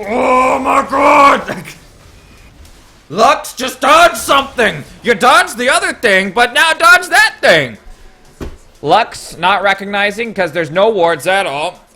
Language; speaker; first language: English; native; English